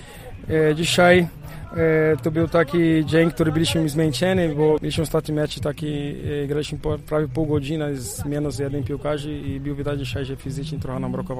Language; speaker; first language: Polish; non-native, learner; Portuguese